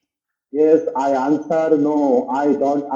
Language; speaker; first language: English; non-native, learner; Bangla